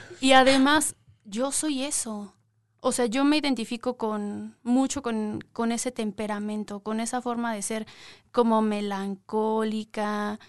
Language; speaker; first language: Spanish; native; Spanish